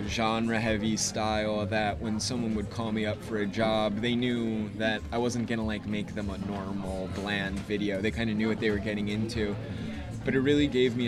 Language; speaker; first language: English; native; English